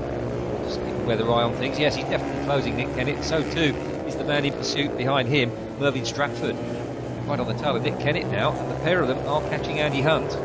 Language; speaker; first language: English; native; English